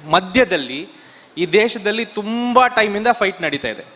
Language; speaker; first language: Kannada; non-native, local second language; Tamil